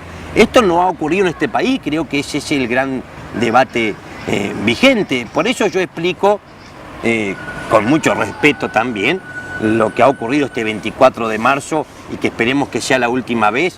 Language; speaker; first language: Spanish; native; Spanish